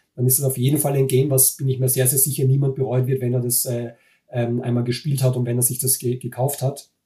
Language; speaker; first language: German; native; German